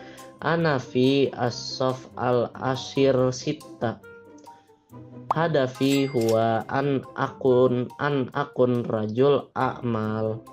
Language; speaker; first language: Arabic; non-native, learner; Indonesian